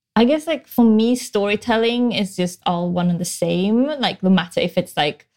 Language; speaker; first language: English; non-native, fluent; Swedish